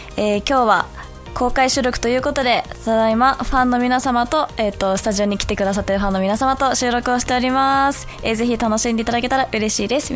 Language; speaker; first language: Japanese; early bilingual, other home language; English